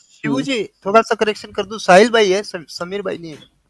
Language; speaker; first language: Hindi; native; Hindi